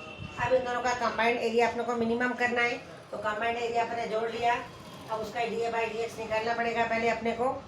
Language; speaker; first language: Hindi; native; Hindi